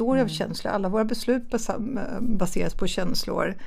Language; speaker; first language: Swedish; early bilingual, other home language; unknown